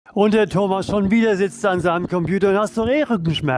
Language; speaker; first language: German; native; German